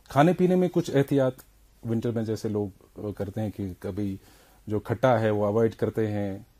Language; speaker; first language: Hindi; non-native, local second language; Kashmiri